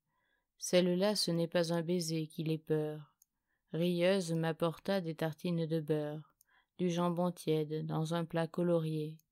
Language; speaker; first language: French; native; French